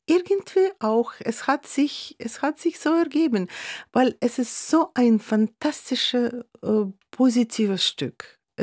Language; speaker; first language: German; non-native, fluent; Russian